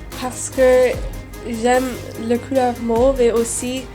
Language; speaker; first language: French; non-native, local second language; English